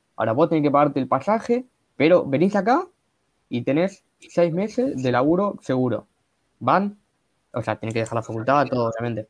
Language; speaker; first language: Spanish; native; Spanish